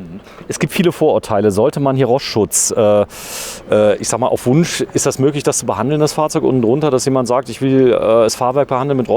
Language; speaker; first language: German; native; German